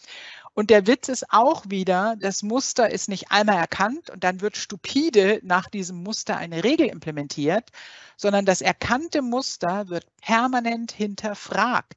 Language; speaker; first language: German; native; German